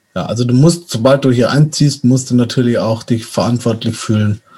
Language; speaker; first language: German; native; German